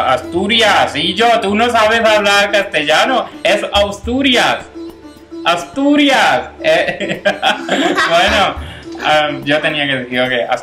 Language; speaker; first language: Spanish; non-native, learner; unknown